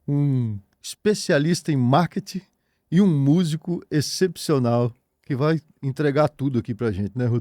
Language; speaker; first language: Portuguese; native; Portuguese